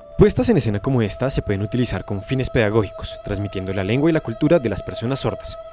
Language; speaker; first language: Spanish; native; Spanish